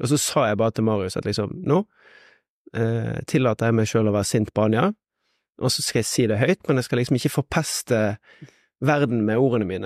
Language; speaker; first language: Norwegian; native; Norwegian